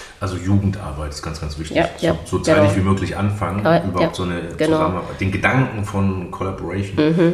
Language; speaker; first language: German; native; German